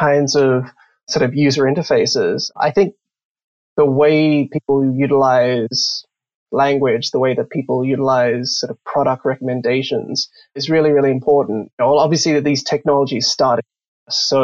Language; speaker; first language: English; native; English